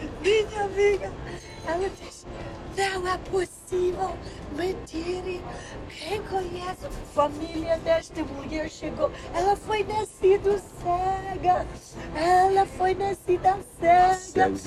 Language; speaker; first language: Portuguese; non-native, learner; English